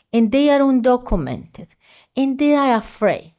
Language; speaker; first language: English; non-native, fluent; Spanish